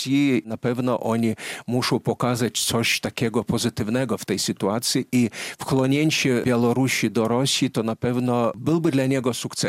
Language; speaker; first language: Polish; non-native, fluent; Lithuanian